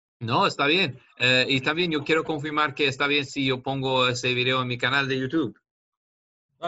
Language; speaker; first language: Spanish; non-native, learner; English